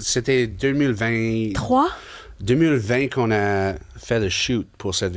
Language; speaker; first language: French; non-native, local second language; English